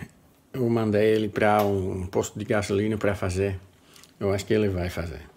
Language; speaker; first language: Portuguese; non-native, learner; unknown